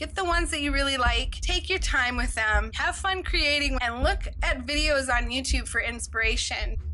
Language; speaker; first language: English; native; English